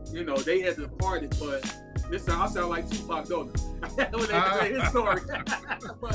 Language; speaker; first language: English; native; English